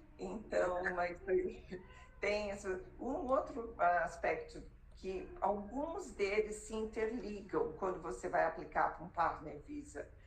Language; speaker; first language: Portuguese; native; Portuguese